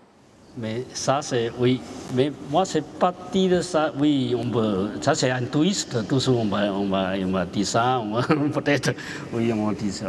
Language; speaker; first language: French; non-native, learner; Chinese